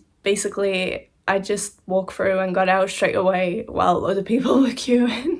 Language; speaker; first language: English; native; English